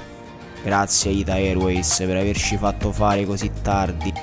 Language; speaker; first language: Italian; native; Italian